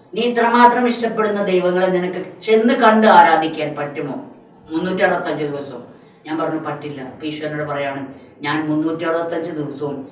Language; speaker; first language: Malayalam; non-native, local second language; Tamil